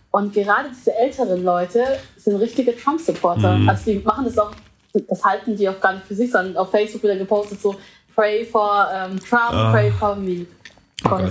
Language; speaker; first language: German; early bilingual, other home language; Vietnamese